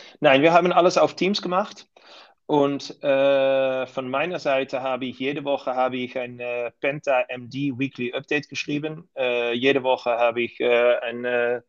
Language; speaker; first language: German; non-native, learner; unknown